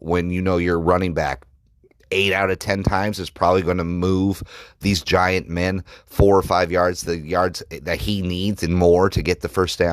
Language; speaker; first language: English; native; English